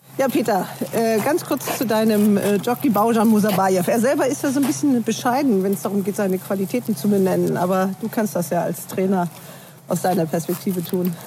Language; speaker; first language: German; native; German